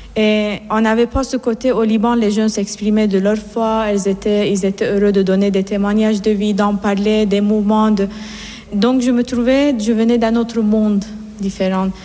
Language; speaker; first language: French; non-native, fluent; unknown